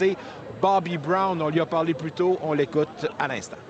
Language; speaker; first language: French; native; French